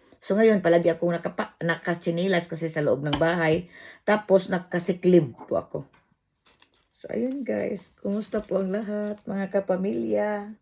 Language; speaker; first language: Filipino; non-native, local second language; Cebuano